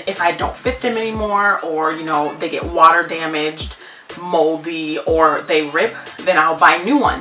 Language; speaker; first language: English; native; English